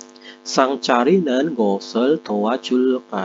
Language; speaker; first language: Korean; non-native, fluent; Indonesian